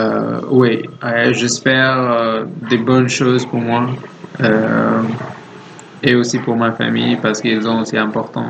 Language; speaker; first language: French; non-native, learner; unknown